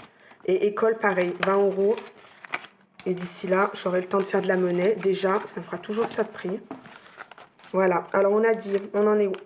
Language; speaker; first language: French; native; French